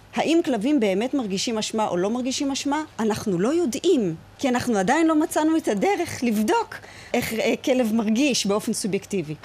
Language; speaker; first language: Hebrew; native; Hebrew